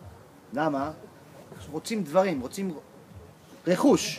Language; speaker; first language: Hebrew; early bilingual, heritage; English